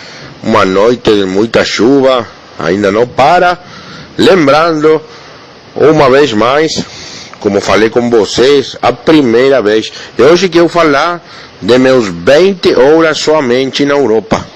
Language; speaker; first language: Portuguese; non-native, learner; Spanish